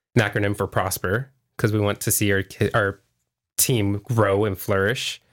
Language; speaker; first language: English; native; English